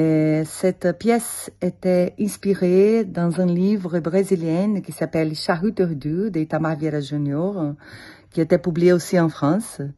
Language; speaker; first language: French; non-native, fluent; Portuguese